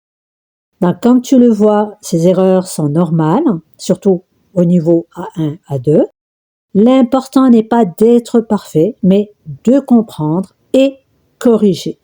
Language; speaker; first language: French; non-native, local second language; Arabic